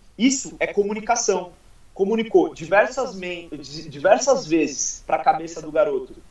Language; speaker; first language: Portuguese; native; Portuguese